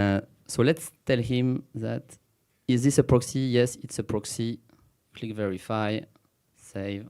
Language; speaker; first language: English; non-native, fluent; French